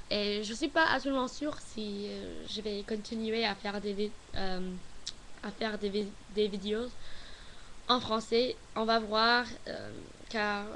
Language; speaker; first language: French; non-native, learner; English